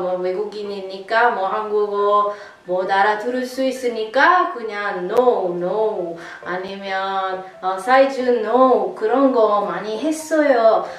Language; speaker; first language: Korean; non-native, learner; Italian